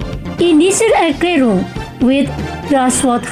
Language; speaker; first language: German; non-native, fluent; Indonesian